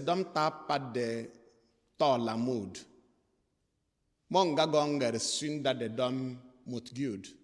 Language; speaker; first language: Swedish; non-native, fluent; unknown